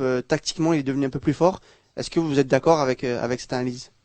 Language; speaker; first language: French; native; French